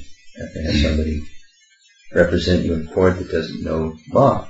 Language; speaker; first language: English; native; English